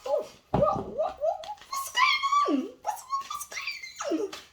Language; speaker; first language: English; native; English